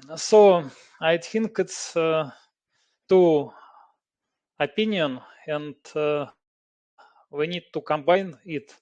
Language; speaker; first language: English; non-native, learner; Russian